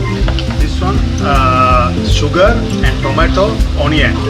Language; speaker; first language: English; non-native, learner; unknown